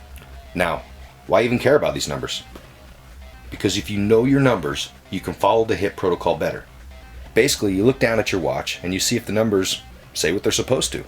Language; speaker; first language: English; native; English